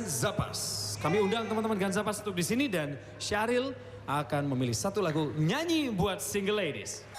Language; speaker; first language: Indonesian; native; Indonesian